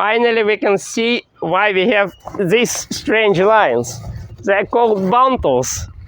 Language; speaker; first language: English; non-native, fluent; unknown